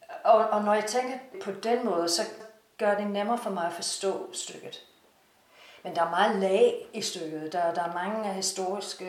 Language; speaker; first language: Danish; non-native, fluent; English